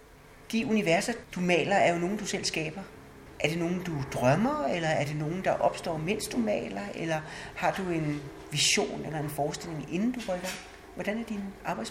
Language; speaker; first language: Danish; native; Danish